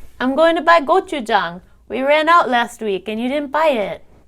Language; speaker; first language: English; native; English